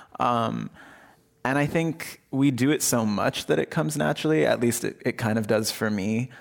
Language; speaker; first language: English; early bilingual, other home language; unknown